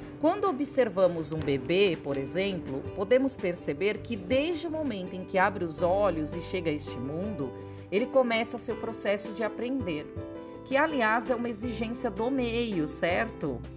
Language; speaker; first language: Portuguese; native; Portuguese